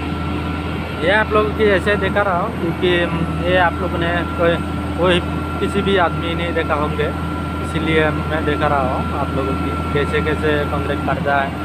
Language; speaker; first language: Hindi; non-native, local second language; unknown